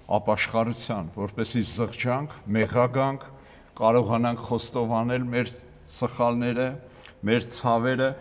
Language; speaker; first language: Armenian; native; Armenian